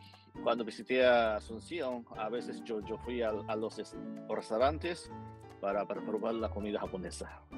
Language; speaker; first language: Spanish; non-native, fluent; Japanese